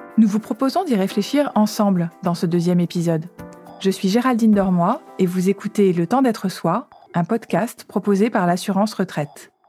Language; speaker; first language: French; native; French